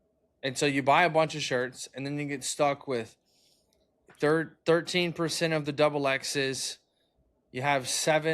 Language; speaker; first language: English; native; English